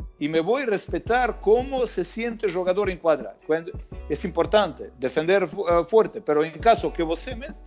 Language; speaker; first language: Portuguese; non-native, learner; Croatian